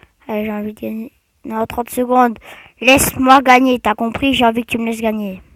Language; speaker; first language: French; native; French